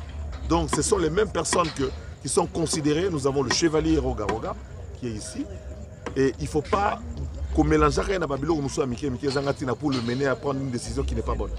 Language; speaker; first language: French; non-native, local second language; Lingala